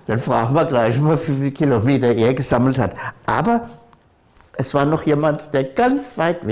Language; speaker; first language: German; native; German